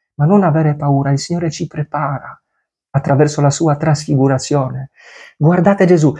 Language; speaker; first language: Italian; non-native, fluent; Polish